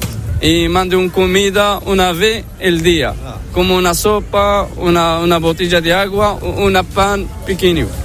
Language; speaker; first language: Spanish; non-native, learner; Arabic